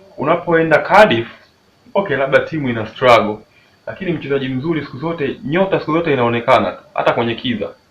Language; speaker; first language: Swahili; native; Swahili